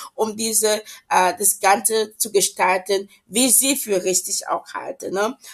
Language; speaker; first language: German; non-native, fluent; French